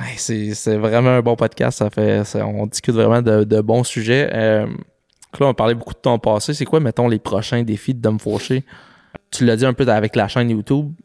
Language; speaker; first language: French; native; French